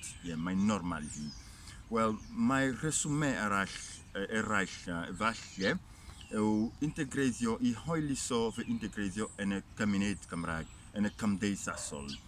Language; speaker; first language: Welsh; non-native, fluent; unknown